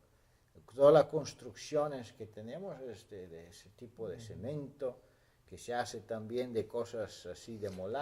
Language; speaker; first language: Spanish; non-native, fluent; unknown